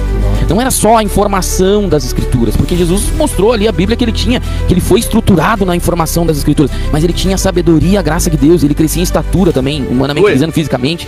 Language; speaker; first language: Portuguese; native; Portuguese